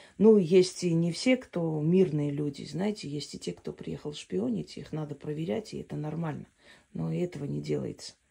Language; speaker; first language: Russian; non-native, local second language; Armenian